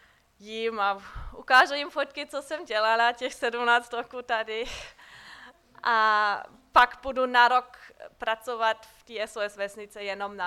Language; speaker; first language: Czech; non-native, fluent; German